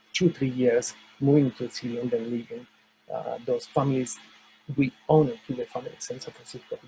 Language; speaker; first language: English; non-native, fluent; Spanish